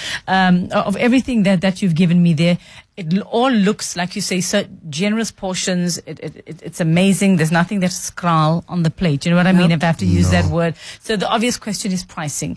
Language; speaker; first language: English; native; English